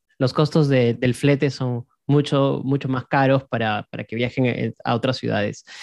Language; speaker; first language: Spanish; native; Spanish